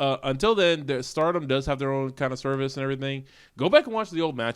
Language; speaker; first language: English; native; English